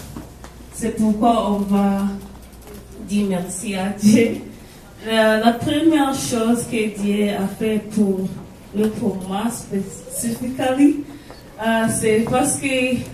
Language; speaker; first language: French; non-native, learner; English